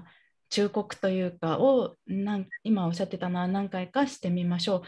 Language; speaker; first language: Japanese; native; Japanese